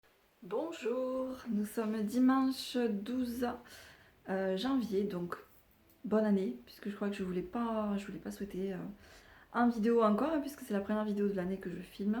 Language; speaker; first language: French; native; French